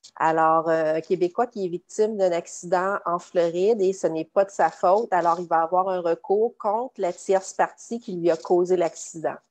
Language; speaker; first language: French; native; French